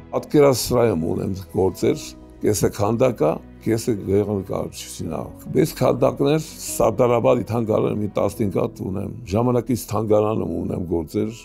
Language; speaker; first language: Armenian; early bilingual, heritage; Armenian